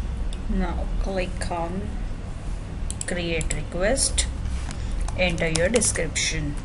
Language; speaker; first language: English; non-native, local second language; Hindi